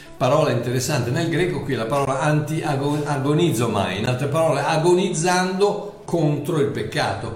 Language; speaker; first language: Italian; non-native, fluent; English